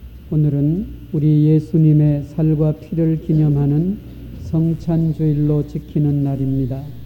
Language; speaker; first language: Korean; native; Korean